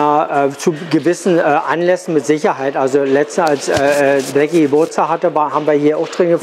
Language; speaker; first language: German; native; German